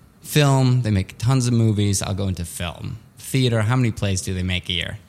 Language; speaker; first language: English; early bilingual, other home language; Russian